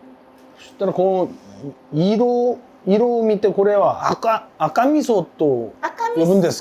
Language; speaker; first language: Japanese; non-native, learner; Korean